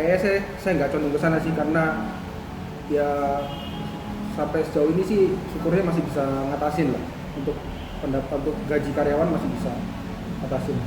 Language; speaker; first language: Indonesian; native; Indonesian